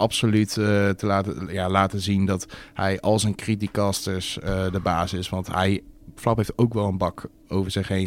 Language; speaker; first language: Dutch; native; Dutch